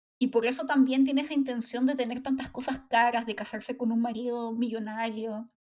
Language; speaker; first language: Spanish; native; Spanish